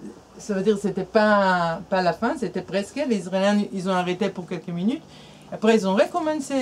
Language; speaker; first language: French; non-native, fluent; Hebrew